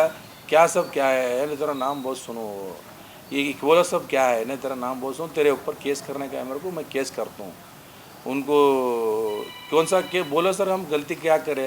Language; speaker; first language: Hindi; non-native, local second language; Kannada